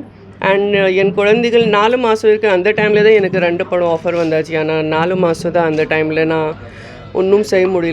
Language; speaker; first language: Tamil; non-native, fluent; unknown